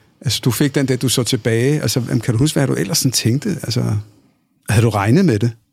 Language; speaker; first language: Danish; early bilingual, other home language; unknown